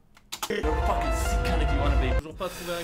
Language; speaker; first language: French; native; French